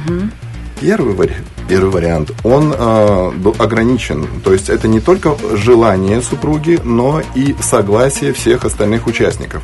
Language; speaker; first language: Russian; native; Russian